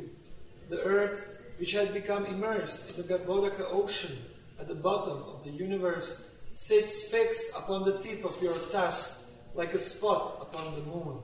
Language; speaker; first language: English; non-native, local second language; Tamil